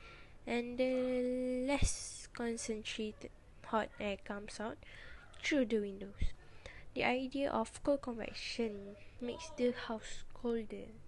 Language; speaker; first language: English; non-native, local second language; Malay